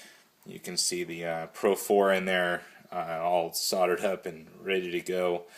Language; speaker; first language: English; native; English